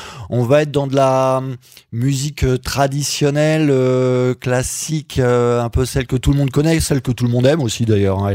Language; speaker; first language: French; native; French